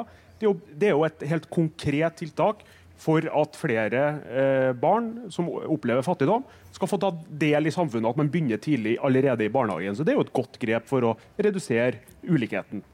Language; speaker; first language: Norwegian; native; Norwegian